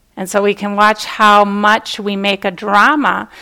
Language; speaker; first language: English; native; English